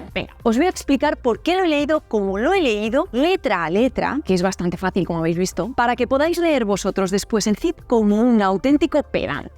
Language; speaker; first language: Spanish; native; Spanish